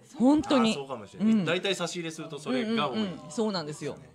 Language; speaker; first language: Japanese; native; Japanese